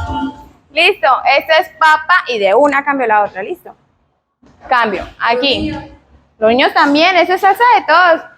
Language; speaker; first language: Spanish; native; Spanish